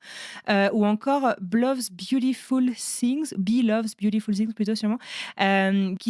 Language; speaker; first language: French; native; French